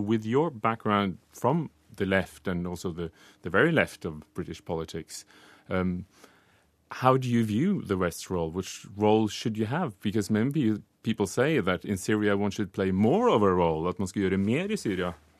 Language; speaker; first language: English; non-native, fluent; Norwegian